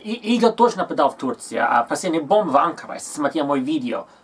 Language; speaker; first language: Russian; non-native, learner; Turkish